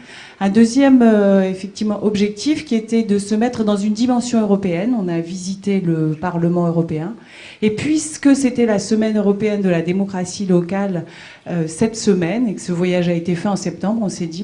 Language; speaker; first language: French; native; French